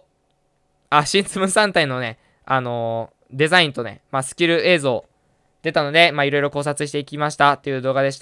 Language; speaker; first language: Japanese; native; Japanese